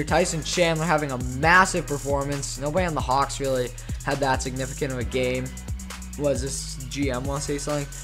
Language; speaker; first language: English; native; English